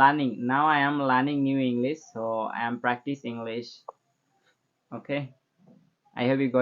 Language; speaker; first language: English; non-native, learner; Bangla